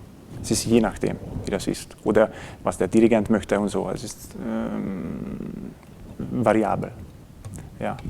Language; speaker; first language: German; non-native, fluent; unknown